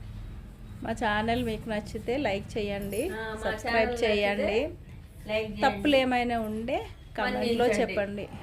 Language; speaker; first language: Telugu; native; Telugu